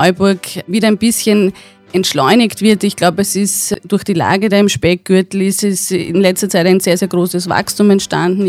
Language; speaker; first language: German; native; German